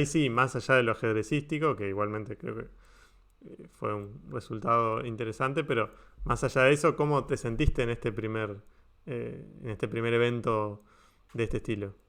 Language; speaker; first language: Spanish; native; Spanish